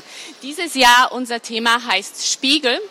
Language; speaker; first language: German; non-native, fluent; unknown